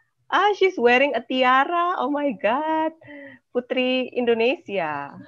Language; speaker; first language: English; non-native, fluent; Indonesian